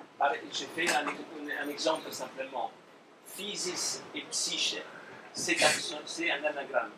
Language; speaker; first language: French; non-native, fluent; Italian